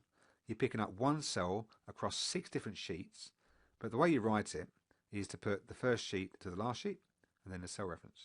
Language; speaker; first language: English; native; English